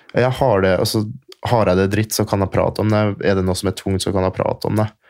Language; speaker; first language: Norwegian; early bilingual, other home language; German